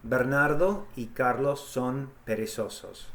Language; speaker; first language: Spanish; non-native, fluent; English